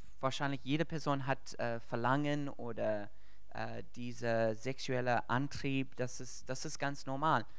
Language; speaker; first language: German; non-native, learner; English